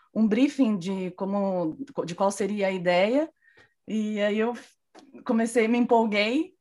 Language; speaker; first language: Portuguese; native; Portuguese